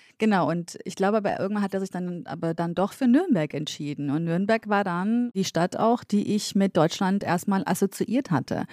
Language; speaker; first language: German; early bilingual, other home language; Kurdish